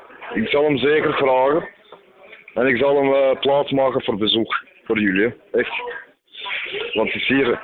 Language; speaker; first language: Dutch; non-native, fluent; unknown